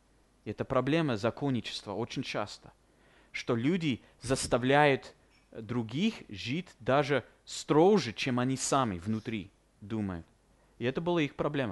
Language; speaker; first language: Russian; non-native, fluent; English